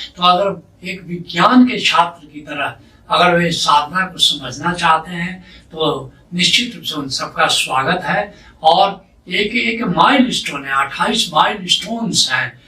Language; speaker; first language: Hindi; native; Hindi